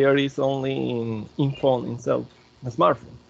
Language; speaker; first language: English; non-native, learner; Spanish